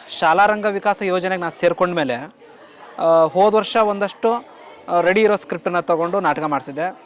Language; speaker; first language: Kannada; native; Kannada